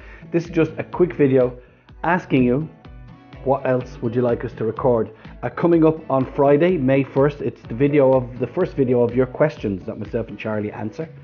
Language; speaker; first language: English; native; English